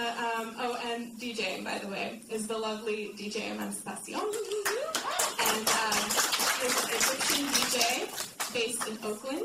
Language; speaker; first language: English; native; English